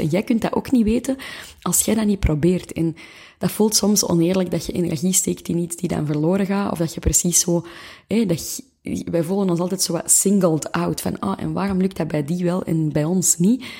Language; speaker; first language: Dutch; native; Dutch